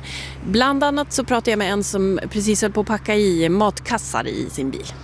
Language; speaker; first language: Swedish; native; Swedish